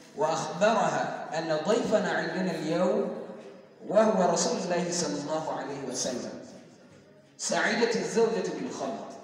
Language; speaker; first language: Arabic; non-native, learner; Hausa